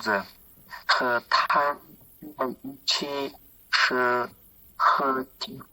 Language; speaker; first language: Chinese; non-native, learner; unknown